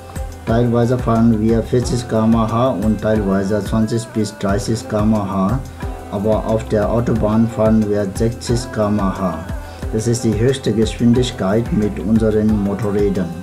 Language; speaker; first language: German; non-native, fluent; Nepali